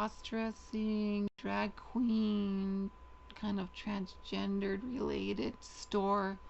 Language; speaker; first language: English; native; English